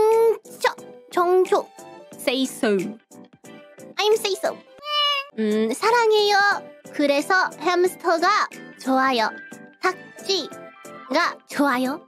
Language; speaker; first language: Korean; non-native, learner; English